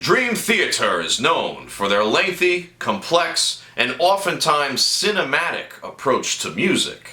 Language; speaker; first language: English; native; English